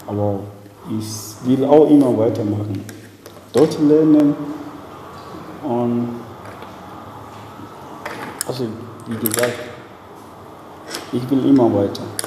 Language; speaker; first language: German; non-native, learner; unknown